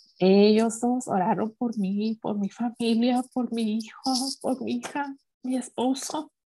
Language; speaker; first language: Spanish; early bilingual, heritage; Spanish